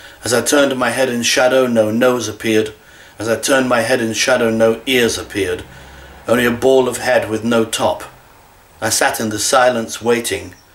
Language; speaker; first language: English; native; English